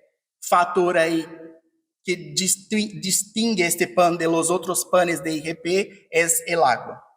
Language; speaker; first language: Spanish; non-native, fluent; Portuguese